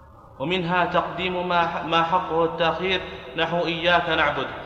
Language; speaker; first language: Arabic; native; Arabic